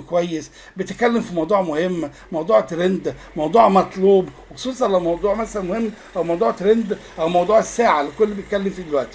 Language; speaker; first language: Arabic; native; Arabic